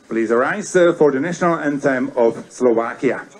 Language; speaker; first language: English; non-native, fluent; Slovak